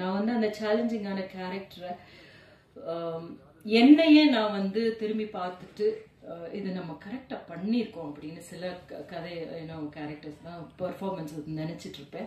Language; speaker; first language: Tamil; native; Tamil